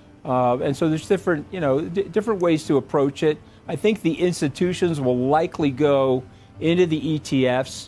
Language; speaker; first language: English; native; English